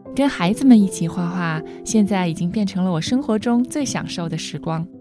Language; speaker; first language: Chinese; native; Chinese